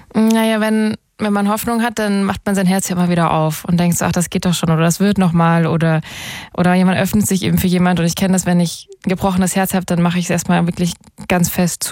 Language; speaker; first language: German; native; German